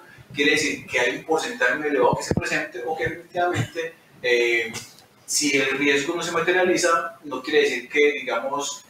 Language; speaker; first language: Spanish; native; Spanish